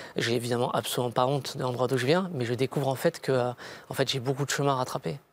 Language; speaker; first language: French; native; French